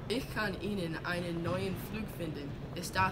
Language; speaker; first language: German; non-native, learner; English